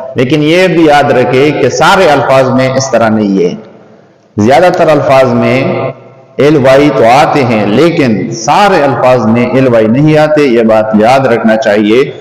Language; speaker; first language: Urdu; native; Urdu